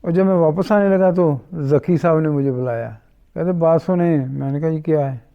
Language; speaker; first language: Urdu; non-native, local second language; Punjabi